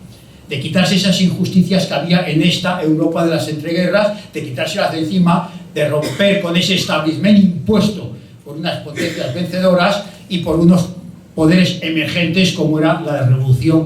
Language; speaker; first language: Spanish; native; Spanish